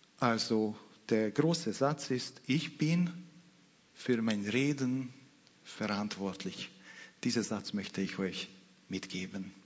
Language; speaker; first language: German; non-native, fluent; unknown